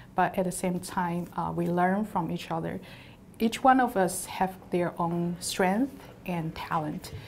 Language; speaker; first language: English; non-native, fluent; Chinese